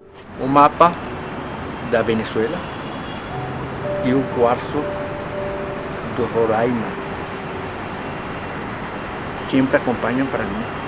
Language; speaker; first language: Portuguese; non-native, learner; Spanish